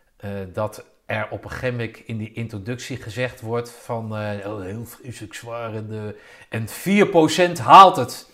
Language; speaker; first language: Dutch; native; Dutch